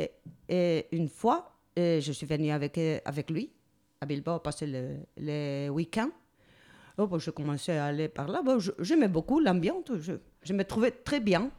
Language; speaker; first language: French; non-native, learner; Spanish